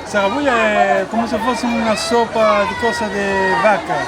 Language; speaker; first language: Spanish; non-native, learner; Kabuverdianu